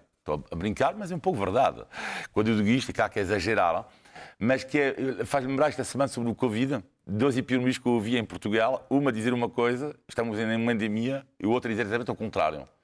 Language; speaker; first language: Portuguese; non-native, fluent; French